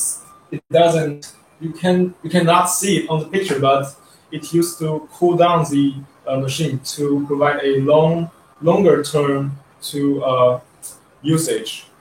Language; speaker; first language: English; non-native, learner; Chinese